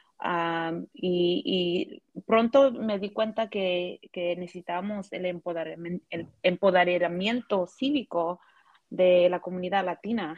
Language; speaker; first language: Spanish; early bilingual, heritage; Spanish